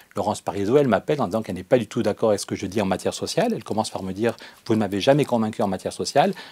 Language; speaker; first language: French; native; French